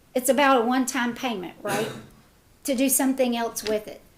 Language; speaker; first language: English; native; English